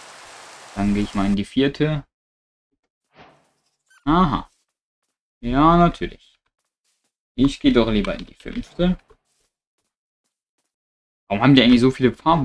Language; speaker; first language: German; native; German